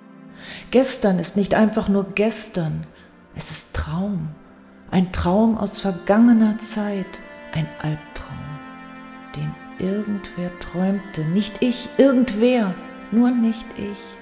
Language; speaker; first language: German; native; German